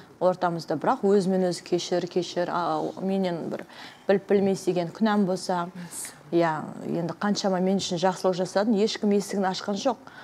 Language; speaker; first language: Kazakh; non-native, fluent; Uzbek